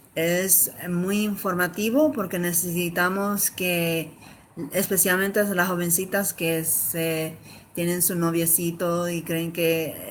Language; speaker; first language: Spanish; early bilingual, other home language; English